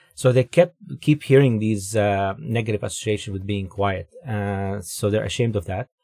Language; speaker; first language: English; non-native, fluent; Arabic